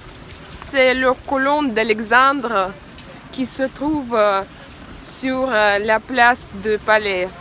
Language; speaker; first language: French; non-native, fluent; Russian